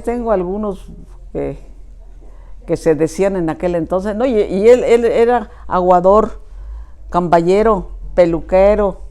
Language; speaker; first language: Spanish; native; Spanish